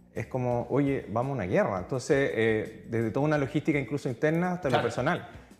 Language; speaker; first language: Spanish; native; Spanish